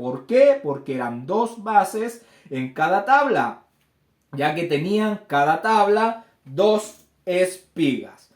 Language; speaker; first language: Spanish; native; Spanish